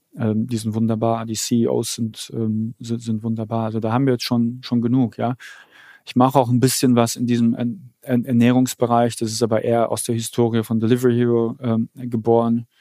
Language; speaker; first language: German; early bilingual, other home language; Polish